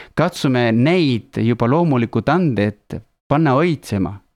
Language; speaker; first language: Estonian; non-native, fluent; Spanish